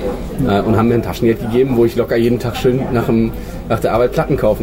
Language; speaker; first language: German; native; German